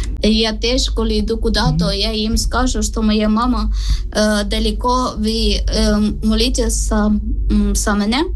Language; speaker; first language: Ukrainian; non-native, learner; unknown